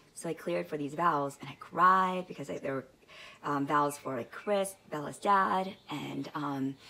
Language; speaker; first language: English; native; English